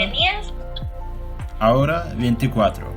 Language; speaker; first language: Spanish; non-native, learner; Turkish